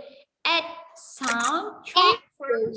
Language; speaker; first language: English; non-native, local second language; Malay